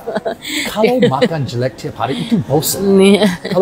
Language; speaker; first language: Indonesian; non-native, learner; English